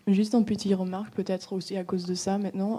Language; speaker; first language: French; non-native, fluent; English